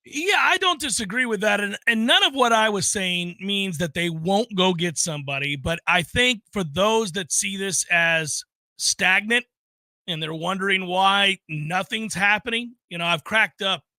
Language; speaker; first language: English; native; English